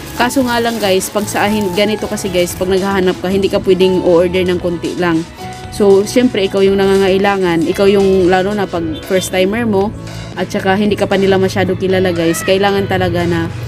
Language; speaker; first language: Filipino; native; Filipino